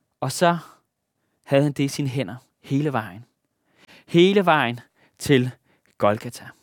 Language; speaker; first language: Danish; native; Danish